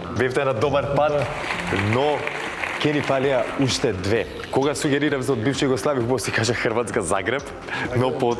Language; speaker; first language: Macedonian; native; Macedonian